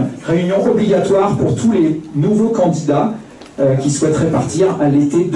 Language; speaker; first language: French; native; French